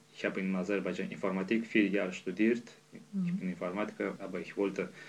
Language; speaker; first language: German; non-native, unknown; Azerbaijani